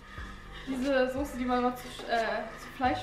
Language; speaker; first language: German; native; German